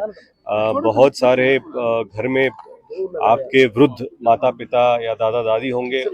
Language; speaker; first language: Hindi; non-native, local second language; Marathi